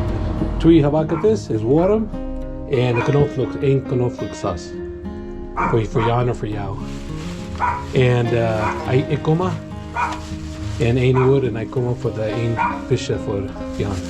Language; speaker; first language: Dutch; non-native, learner; English